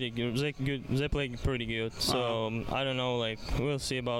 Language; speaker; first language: English; non-native, learner; Russian